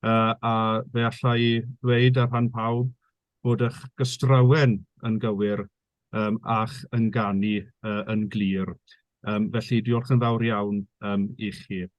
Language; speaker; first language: Welsh; native; Welsh